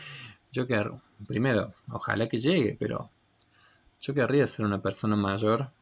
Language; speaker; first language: Spanish; native; Spanish